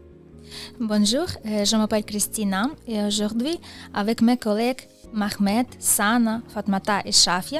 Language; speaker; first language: French; non-native, fluent; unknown